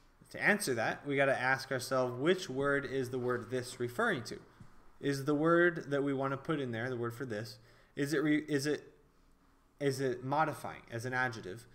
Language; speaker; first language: English; native; English